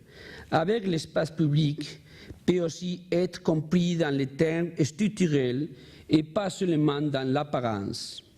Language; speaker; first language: French; non-native, learner; Spanish